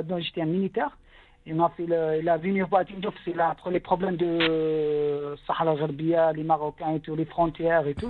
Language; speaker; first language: French; non-native, local second language; Arabic